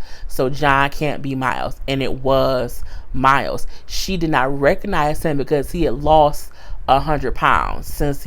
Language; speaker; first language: English; native; English